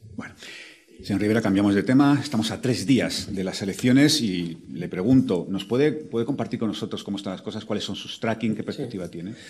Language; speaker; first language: Spanish; native; Spanish